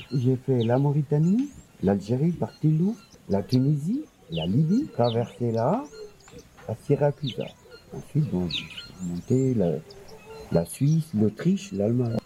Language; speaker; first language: French; non-native, local second language; Wolof